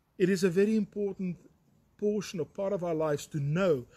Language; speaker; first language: English; non-native, local second language; Afrikaans